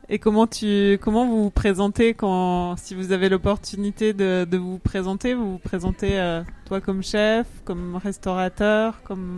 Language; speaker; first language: French; native; French